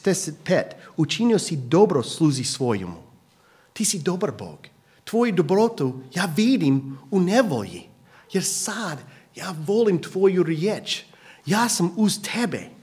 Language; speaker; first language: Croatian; non-native, fluent; English